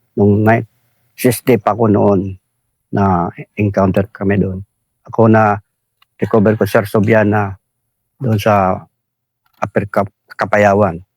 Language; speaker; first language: Filipino; non-native, local second language; Cebuano